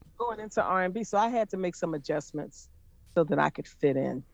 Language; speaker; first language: English; native; English